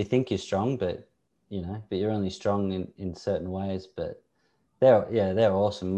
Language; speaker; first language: English; native; English